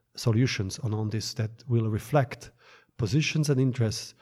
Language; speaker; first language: English; non-native, fluent; Slovak